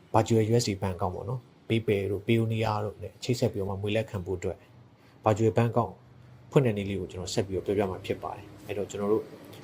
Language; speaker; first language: Burmese; native; Burmese